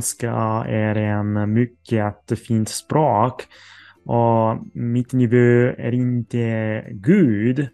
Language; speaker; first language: Swedish; non-native, learner; Italian